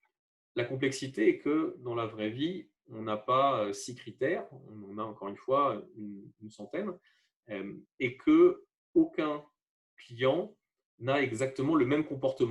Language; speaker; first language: French; native; French